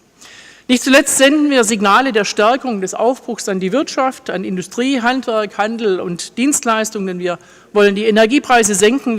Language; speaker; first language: German; native; German